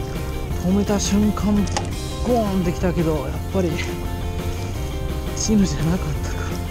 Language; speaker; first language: Japanese; native; Japanese